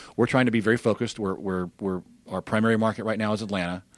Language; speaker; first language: English; native; English